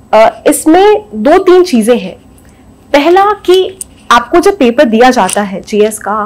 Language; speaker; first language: Hindi; native; Hindi